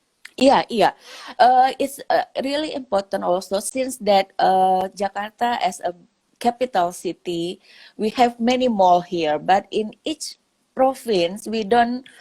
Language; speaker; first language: English; non-native, local second language; Indonesian